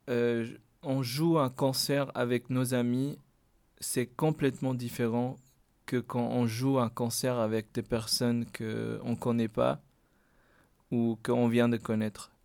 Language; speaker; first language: French; non-native, fluent; Spanish